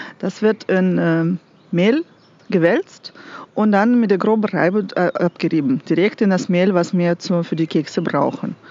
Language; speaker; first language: German; non-native, fluent; Russian